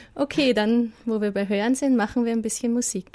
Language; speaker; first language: German; native; German